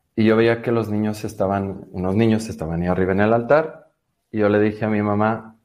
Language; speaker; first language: Spanish; native; Spanish